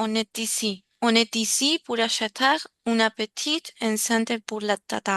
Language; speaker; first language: French; non-native, learner; Spanish